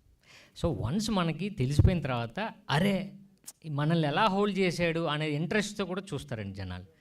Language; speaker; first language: Telugu; native; Telugu